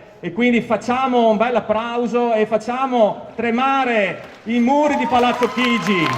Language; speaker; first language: Italian; native; Italian